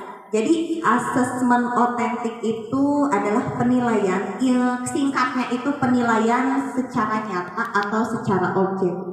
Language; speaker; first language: Indonesian; non-native, local second language; Sundanese